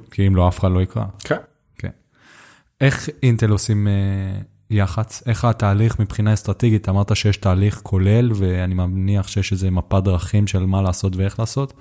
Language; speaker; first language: Hebrew; native; Hebrew